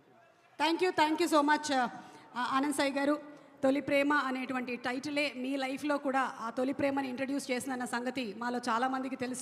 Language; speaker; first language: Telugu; native; Telugu